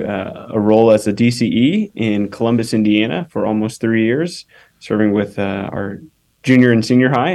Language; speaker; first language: English; native; English